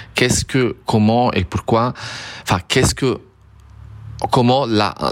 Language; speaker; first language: French; non-native, fluent; Italian